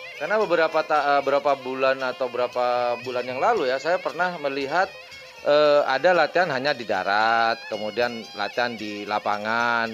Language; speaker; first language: Indonesian; non-native, local second language; Madurese